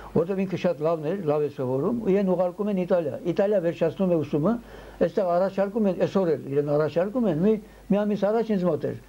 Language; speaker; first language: Armenian; early bilingual, heritage; Armenian